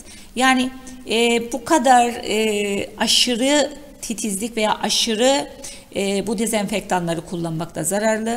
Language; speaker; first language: Turkish; native; Turkish